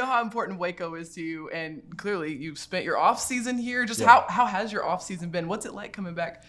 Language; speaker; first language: English; native; English